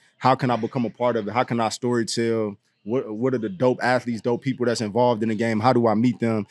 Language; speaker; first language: English; native; English